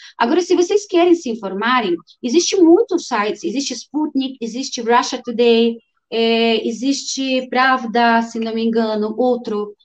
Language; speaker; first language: Portuguese; non-native, fluent; Russian